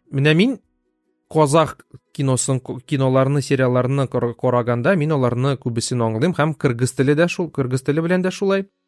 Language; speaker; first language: Russian; native; Russian